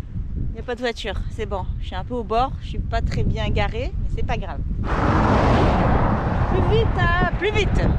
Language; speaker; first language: French; native; French